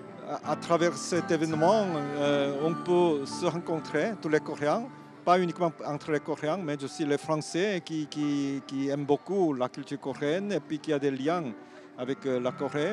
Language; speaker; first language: French; non-native, fluent; Korean